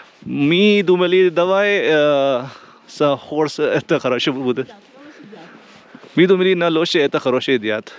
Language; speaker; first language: Russian; non-native, learner; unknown